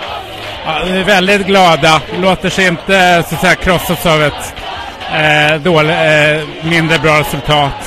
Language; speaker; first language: Swedish; native; Swedish